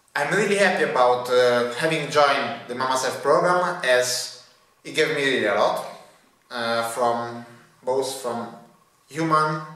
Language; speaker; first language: English; non-native, fluent; Italian